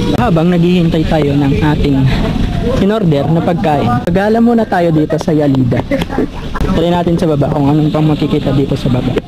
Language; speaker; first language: Filipino; non-native, local second language; Iloko